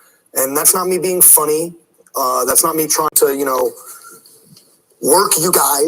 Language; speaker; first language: English; native; English